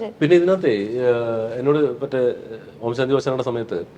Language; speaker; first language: Malayalam; native; Malayalam